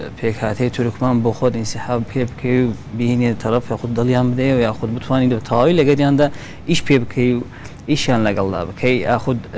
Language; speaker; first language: Central Kurdish; non-native, local second language; Azerbaijani